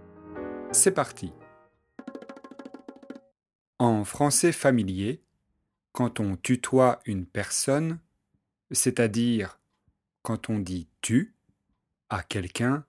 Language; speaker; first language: French; native; French